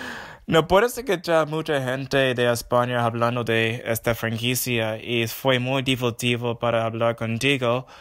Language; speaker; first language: Spanish; non-native, learner; English